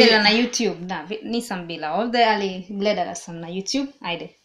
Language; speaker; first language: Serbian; non-native, learner; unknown